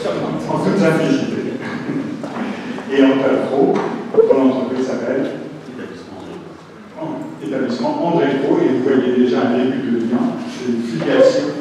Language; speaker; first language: French; native; French